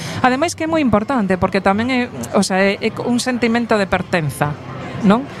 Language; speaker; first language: Galician; non-native, local second language; Spanish